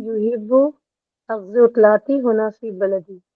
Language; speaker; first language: Arabic; non-native, learner; Hindi